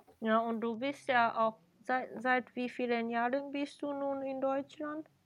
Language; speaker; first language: German; native; German